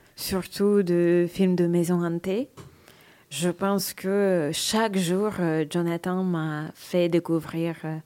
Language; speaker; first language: French; non-native, learner; Russian